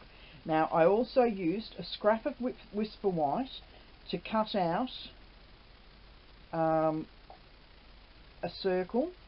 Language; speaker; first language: English; native; English